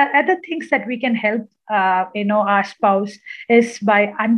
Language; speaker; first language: English; non-native, local second language; Malayalam